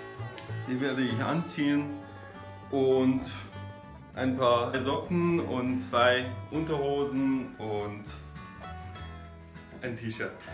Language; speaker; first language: German; non-native, fluent; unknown